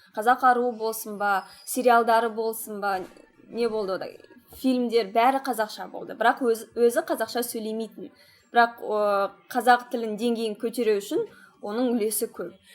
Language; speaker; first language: Kazakh; non-native, local second language; Russian